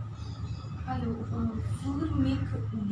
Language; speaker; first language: German; non-native, learner; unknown